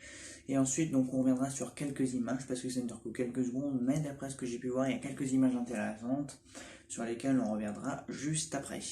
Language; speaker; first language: French; native; French